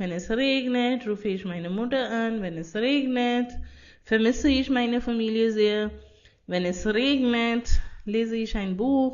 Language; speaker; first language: German; non-native, fluent; Hindi